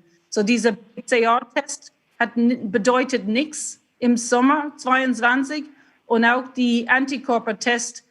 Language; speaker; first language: German; non-native, fluent; English